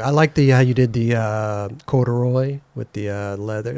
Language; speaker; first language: English; native; English